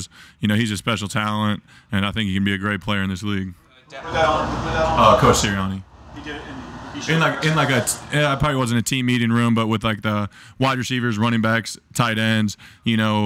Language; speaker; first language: English; native; English